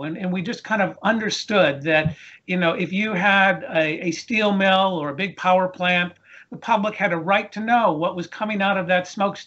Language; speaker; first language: English; native; English